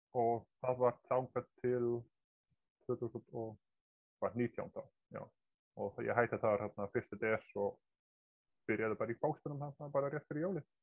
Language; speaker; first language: Icelandic; non-native, fluent; Dutch